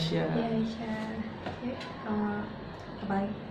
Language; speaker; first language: English; non-native, learner; Indonesian